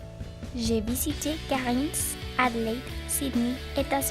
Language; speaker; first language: French; non-native, learner; Spanish